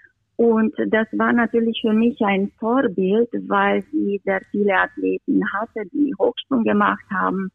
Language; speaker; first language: German; non-native, fluent; Romanian